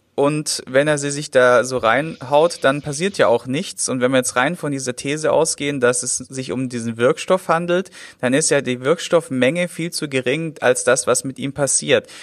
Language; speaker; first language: German; native; German